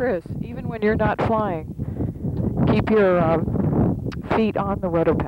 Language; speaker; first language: English; native; English